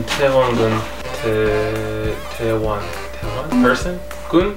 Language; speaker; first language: Korean; non-native, learner; English